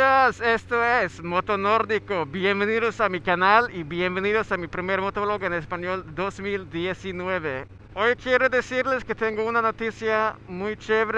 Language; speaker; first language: Spanish; non-native, fluent; Swedish